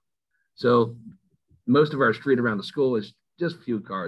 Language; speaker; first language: English; native; English